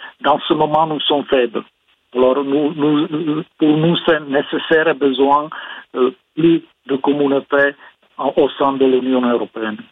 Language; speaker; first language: French; non-native, fluent; Czech